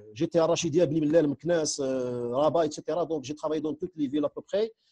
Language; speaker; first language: French; non-native, local second language; Central Atlas Tamazight